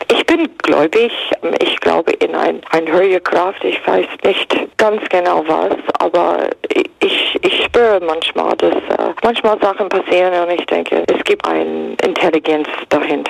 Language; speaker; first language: German; non-native, fluent; English